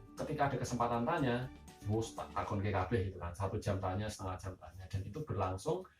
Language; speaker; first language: Indonesian; native; Indonesian